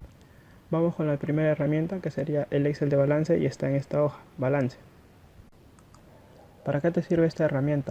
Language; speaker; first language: Spanish; native; Spanish